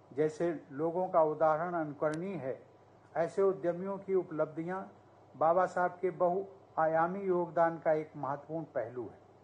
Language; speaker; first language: Hindi; native; Hindi